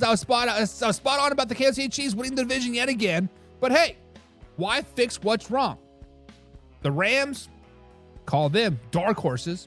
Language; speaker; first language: English; native; English